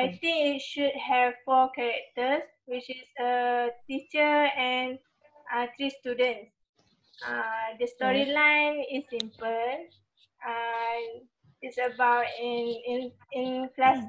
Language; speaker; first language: English; non-native, learner; Malay